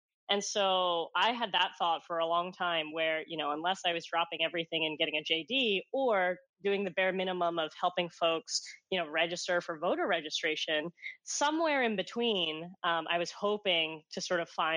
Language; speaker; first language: English; non-native, local second language; Cantonese